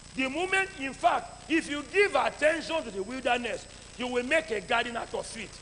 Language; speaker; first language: English; non-native, local second language; Yoruba